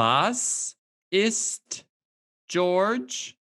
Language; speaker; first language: German; non-native, fluent; English